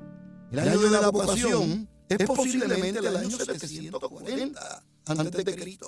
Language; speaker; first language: Spanish; native; Spanish